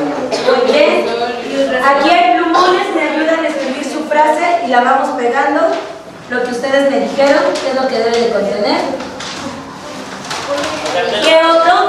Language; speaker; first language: Spanish; native; Spanish